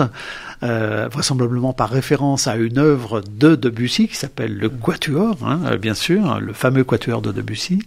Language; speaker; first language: French; native; French